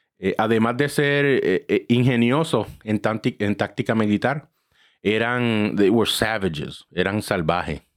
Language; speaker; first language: Spanish; early bilingual, heritage; Spanish